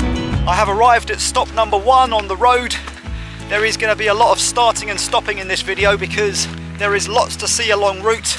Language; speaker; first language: English; native; English